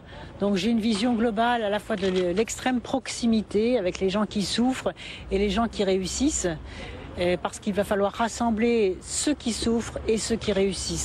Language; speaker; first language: French; native; French